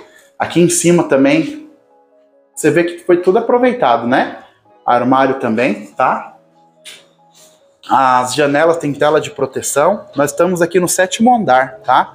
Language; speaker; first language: Portuguese; native; Portuguese